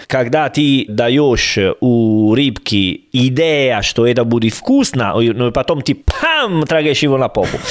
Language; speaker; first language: Russian; non-native, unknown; Italian